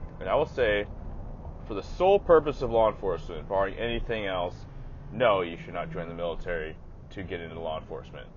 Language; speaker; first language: English; native; English